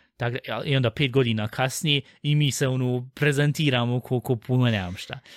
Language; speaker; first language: Bosnian; early bilingual, heritage; Bosnian